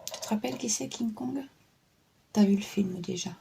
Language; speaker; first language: French; native; French